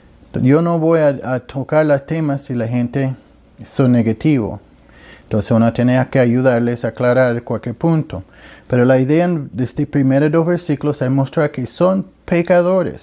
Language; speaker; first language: Spanish; non-native, learner; English